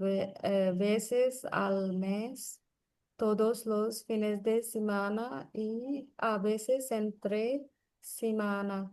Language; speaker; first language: Spanish; non-native, learner; Bangla